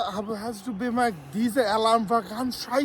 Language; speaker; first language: German; non-native, learner; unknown